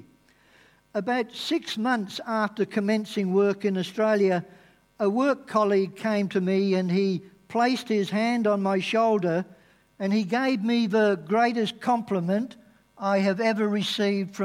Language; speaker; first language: English; native; English